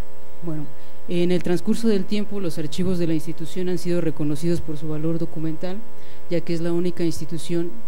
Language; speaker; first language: Spanish; native; Spanish